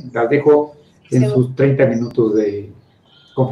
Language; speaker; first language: Spanish; native; Spanish